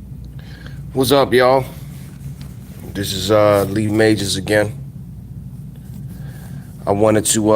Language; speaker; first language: English; native; English